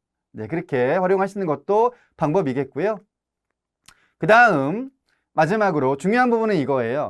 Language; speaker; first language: Korean; native; Korean